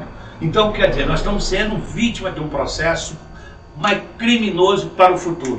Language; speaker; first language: Portuguese; native; Portuguese